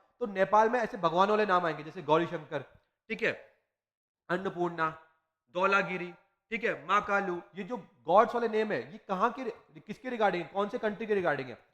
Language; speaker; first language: Hindi; native; Hindi